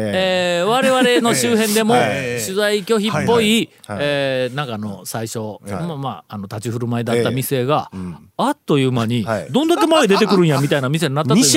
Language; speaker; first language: Japanese; native; Japanese